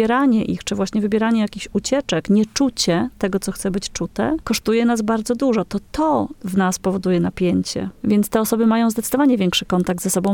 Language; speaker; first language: Polish; native; Polish